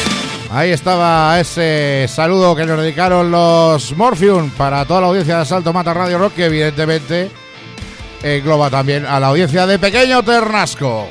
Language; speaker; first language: Spanish; native; Spanish